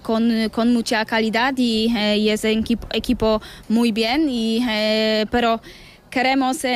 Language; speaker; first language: Spanish; non-native, learner; Polish